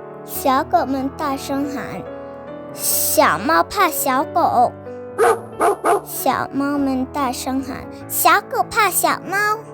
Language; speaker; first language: Chinese; non-native, learner; Vietnamese